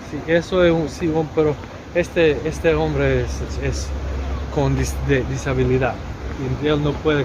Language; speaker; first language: Spanish; non-native, learner; Macedonian